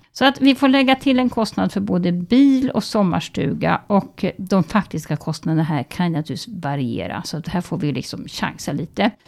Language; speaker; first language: Swedish; native; Swedish